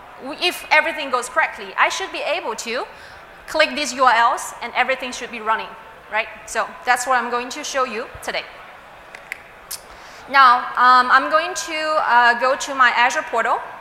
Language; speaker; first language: English; non-native, fluent; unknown